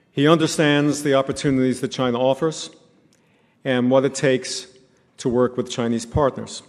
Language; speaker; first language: English; native; English